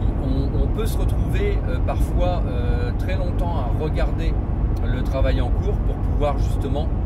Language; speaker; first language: French; native; French